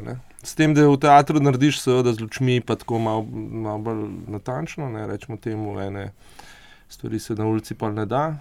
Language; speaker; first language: Slovenian; native; Slovenian